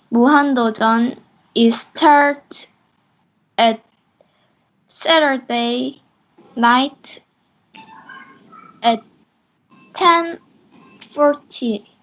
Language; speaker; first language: English; non-native, learner; Korean